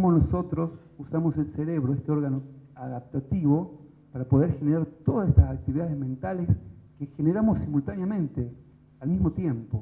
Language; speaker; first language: Spanish; native; Spanish